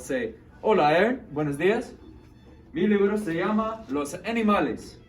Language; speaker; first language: Spanish; non-native, fluent; English